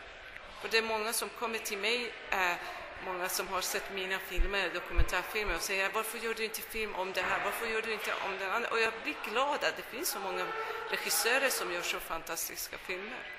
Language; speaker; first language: Swedish; non-native, fluent; Persian